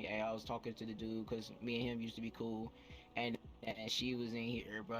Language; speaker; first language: English; native; English